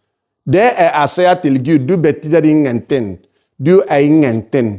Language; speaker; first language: Swedish; non-native, fluent; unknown